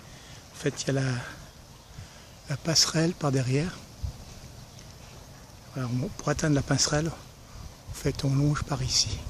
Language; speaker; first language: French; native; French